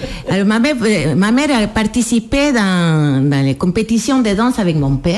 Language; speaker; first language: French; non-native, fluent; Spanish